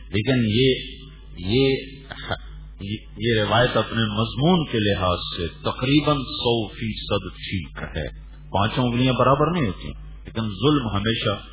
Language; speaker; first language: Urdu; native; Urdu